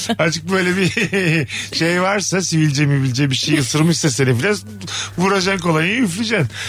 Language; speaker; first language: Turkish; native; Turkish